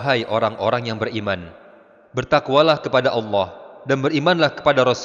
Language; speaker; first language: Indonesian; native; Indonesian